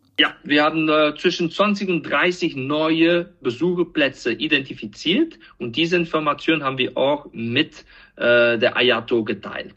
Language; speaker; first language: German; non-native, fluent; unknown